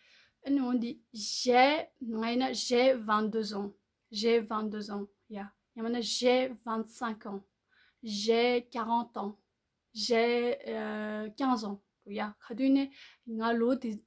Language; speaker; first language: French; non-native, learner; Tibetan